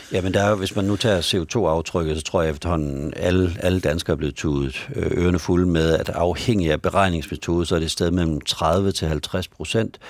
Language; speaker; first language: Danish; native; Danish